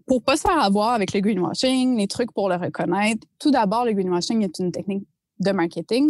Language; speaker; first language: French; native; French